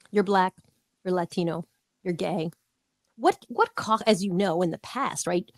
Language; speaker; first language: English; native; English